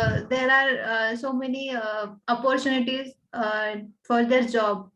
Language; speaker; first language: English; non-native, learner; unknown